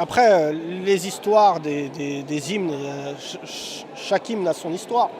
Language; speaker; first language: French; native; French